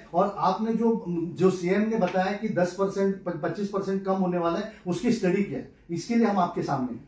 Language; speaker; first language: Hindi; non-native, local second language; Marathi